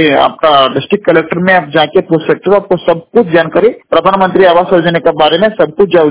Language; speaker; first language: Hindi; non-native, local second language; Kannada